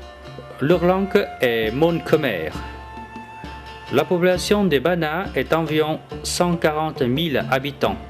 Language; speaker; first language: French; non-native, fluent; Vietnamese